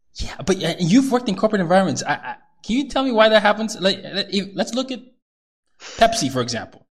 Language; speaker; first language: English; non-native, local second language; Yoruba